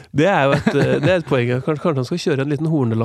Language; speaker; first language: Norwegian; native; Norwegian